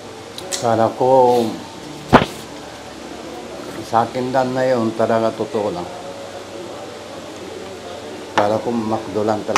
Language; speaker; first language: Filipino; non-native, learner; Japanese